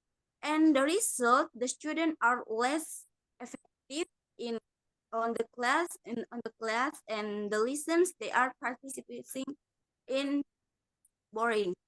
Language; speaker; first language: English; non-native, learner; Indonesian